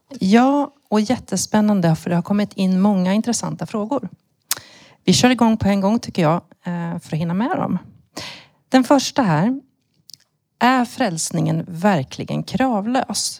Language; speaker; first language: Swedish; native; Swedish